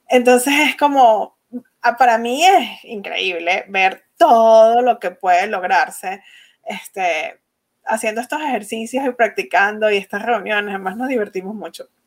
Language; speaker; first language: Spanish; native; Spanish